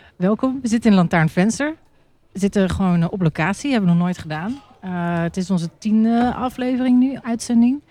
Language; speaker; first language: Dutch; early bilingual, heritage; Dutch